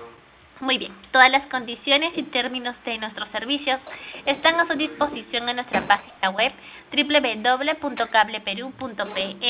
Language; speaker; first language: Spanish; native; Spanish